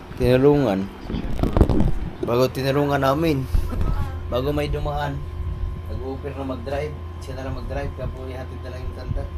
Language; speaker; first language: Filipino; native; Filipino